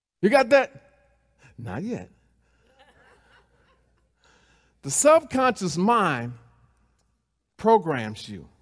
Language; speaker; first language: English; native; English